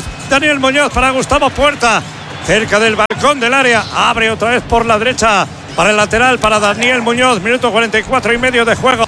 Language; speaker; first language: Spanish; native; Spanish